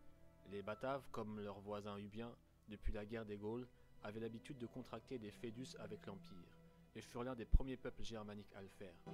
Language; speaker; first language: French; native; French